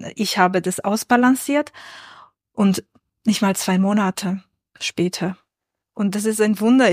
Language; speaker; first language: German; non-native, fluent; Armenian